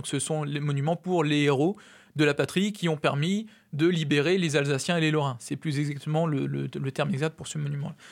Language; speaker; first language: French; native; French